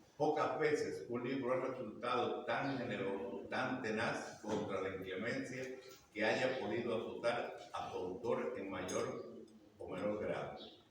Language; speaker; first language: Spanish; native; Spanish